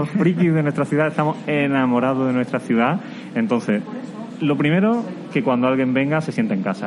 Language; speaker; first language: Spanish; native; Spanish